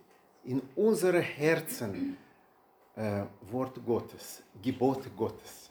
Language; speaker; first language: German; non-native, learner; Russian